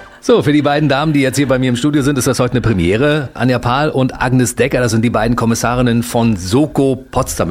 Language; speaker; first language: German; native; German